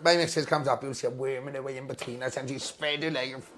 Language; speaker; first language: English; native; English